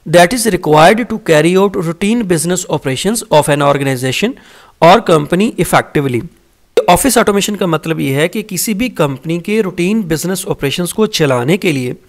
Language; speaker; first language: Hindi; native; Hindi